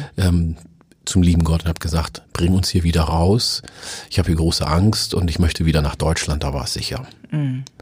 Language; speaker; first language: German; early bilingual, other home language; Oromo